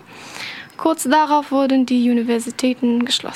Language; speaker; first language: German; non-native, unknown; Persian